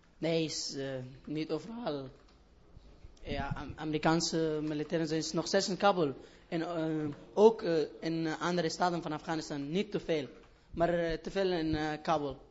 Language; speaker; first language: Dutch; non-native, learner; Persian